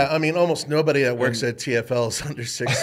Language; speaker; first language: English; native; English